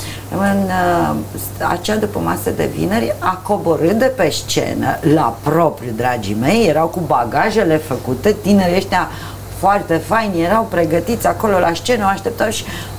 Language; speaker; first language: Romanian; native; Romanian